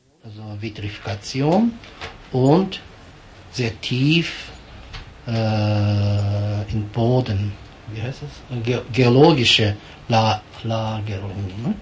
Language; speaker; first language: German; non-native, fluent; Japanese